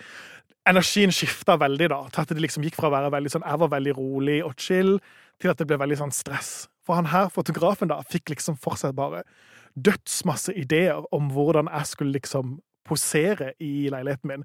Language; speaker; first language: Norwegian; native; Norwegian